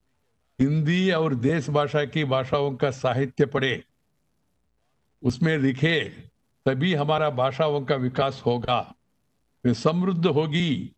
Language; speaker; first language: Hindi; non-native, local second language; Telugu